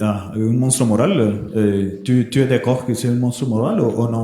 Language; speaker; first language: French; non-native, fluent; Spanish